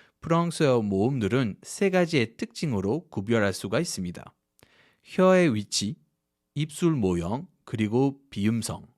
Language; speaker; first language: Korean; non-native, fluent; French